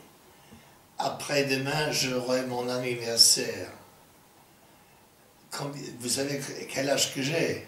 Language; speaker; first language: French; non-native, fluent; English